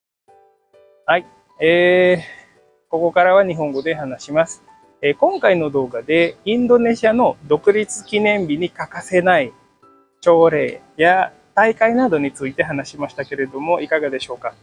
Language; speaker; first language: Japanese; non-native, fluent; Indonesian